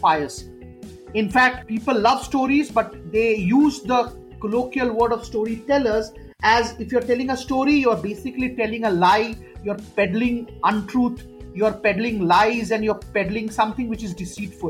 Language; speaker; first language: English; non-native, local second language; Bangla